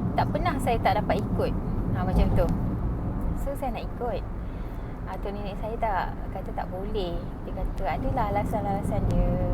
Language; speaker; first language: Malay; native; Malay